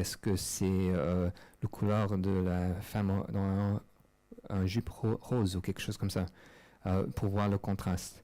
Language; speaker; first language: French; non-native, fluent; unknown